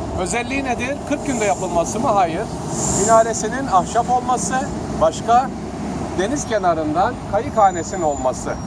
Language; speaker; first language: Turkish; native; Turkish